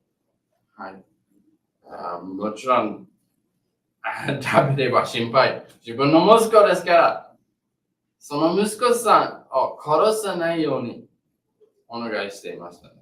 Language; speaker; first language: Japanese; non-native, learner; English